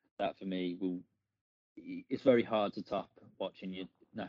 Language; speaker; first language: English; native; English